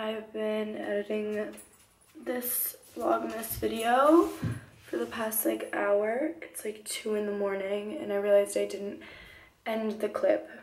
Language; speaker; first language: English; native; English